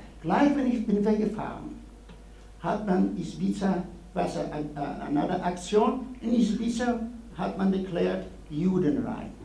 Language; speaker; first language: German; non-native, learner; Polish